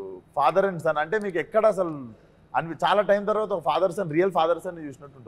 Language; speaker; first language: Telugu; native; Telugu